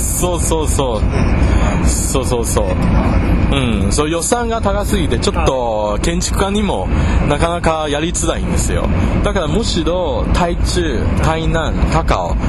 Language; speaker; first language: Japanese; non-native, fluent; Chinese